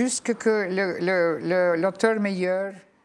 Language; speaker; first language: French; non-native, fluent; Albanian